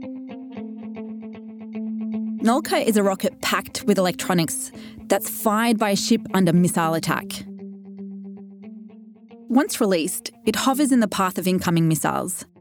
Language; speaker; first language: English; native; English